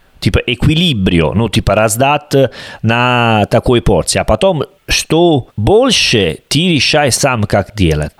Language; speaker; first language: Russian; non-native, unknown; Italian